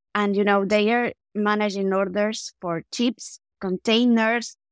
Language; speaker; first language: English; non-native, fluent; Spanish